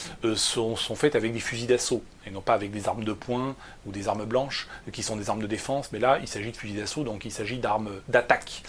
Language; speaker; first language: French; native; French